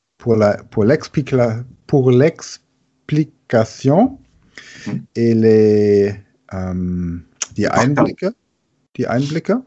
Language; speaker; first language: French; non-native, learner; German